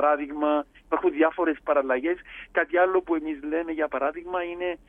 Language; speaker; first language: Greek; native; Greek